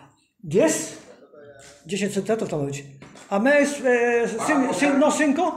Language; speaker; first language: Spanish; non-native, learner; Polish